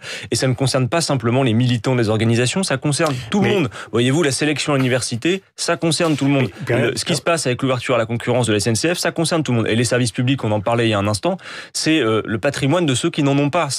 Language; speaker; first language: French; native; French